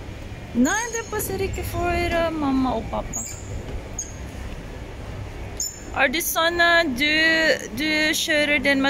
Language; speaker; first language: Norwegian; non-native, fluent; Filipino